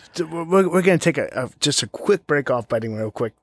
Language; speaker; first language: English; native; English